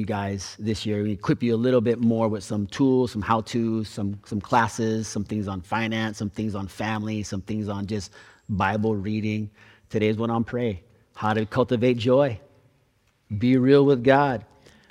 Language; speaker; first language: English; native; English